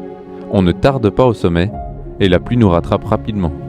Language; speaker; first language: French; native; French